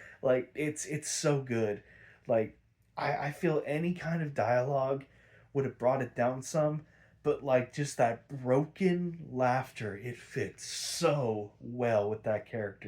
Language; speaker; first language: English; native; English